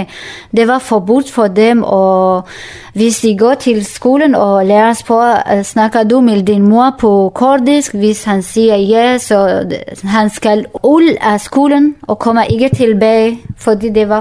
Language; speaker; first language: Danish; non-native, learner; Kurdish